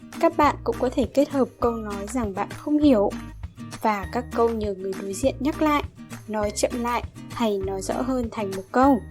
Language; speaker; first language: Vietnamese; native; Vietnamese